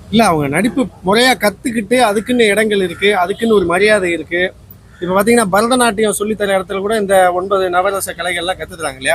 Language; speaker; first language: Tamil; native; Tamil